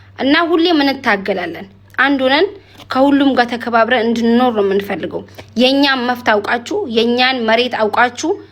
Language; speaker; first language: Amharic; non-native, local second language; Oromo